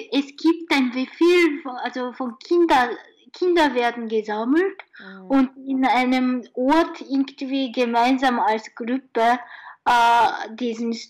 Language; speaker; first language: German; non-native, learner; Japanese